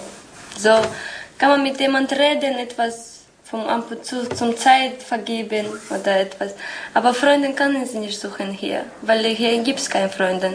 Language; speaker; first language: German; non-native, learner; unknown